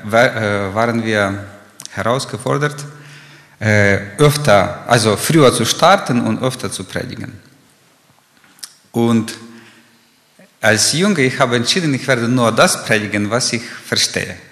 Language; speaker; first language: German; non-native, fluent; Ukrainian